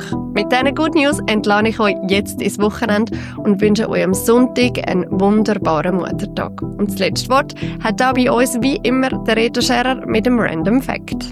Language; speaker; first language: German; native; German